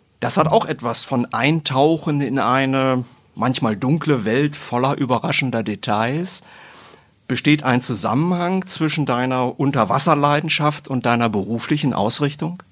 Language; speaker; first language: German; native; German